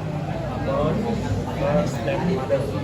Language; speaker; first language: English; non-native, learner; Indonesian